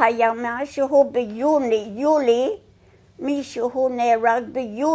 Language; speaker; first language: Hebrew; non-native, fluent; English